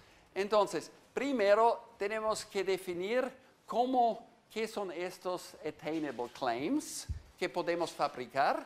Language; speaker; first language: Spanish; non-native, fluent; German